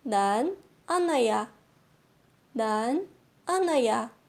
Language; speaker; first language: Korean; non-native, fluent; Portuguese